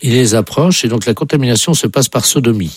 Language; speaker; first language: French; native; French